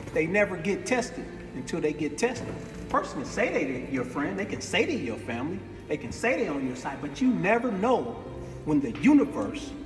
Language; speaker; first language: English; native; English